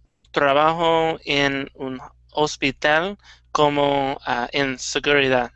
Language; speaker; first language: Spanish; non-native, learner; English